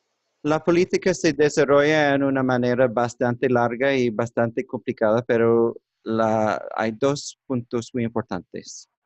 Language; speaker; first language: Spanish; non-native, learner; English